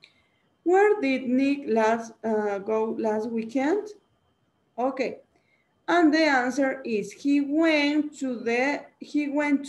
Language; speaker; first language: English; non-native, learner; Spanish